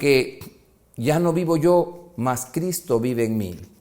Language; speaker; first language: Spanish; native; Spanish